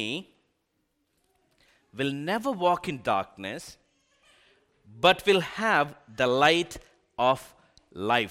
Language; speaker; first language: English; non-native, local second language; Telugu